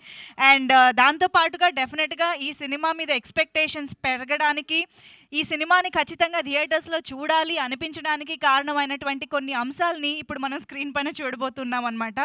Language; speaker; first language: Telugu; native; Telugu